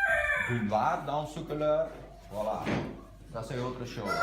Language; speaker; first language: French; non-native, local second language; Dutch